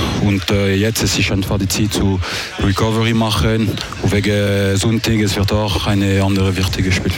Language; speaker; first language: German; non-native, local second language; French